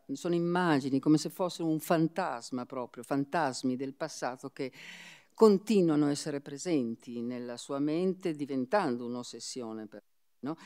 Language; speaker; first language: Italian; non-native, fluent; Spanish